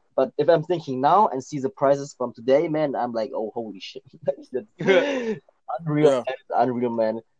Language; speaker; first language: English; early bilingual, other home language; Thai